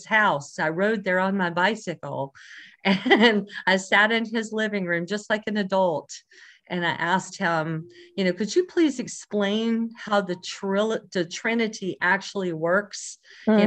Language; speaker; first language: English; native; English